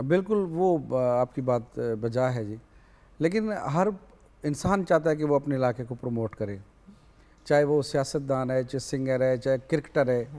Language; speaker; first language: Urdu; non-native, local second language; Saraiki